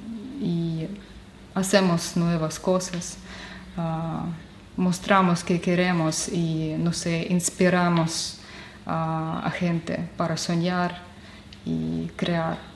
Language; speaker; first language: Spanish; non-native, fluent; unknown